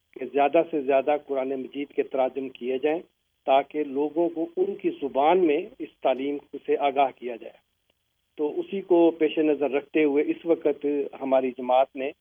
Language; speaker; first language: Urdu; native; Urdu